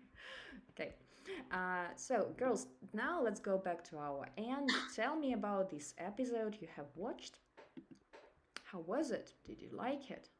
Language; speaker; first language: English; non-native, fluent; Russian